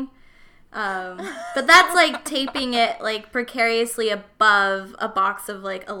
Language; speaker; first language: English; native; English